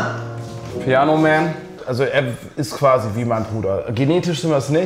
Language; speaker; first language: German; native; German